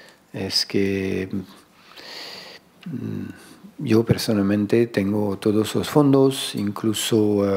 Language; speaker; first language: Spanish; non-native, fluent; French